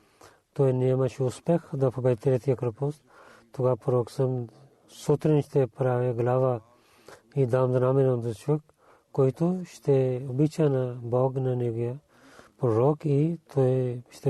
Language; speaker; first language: Bulgarian; non-native, learner; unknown